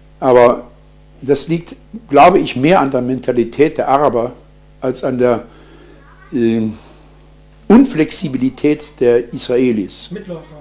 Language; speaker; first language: German; native; German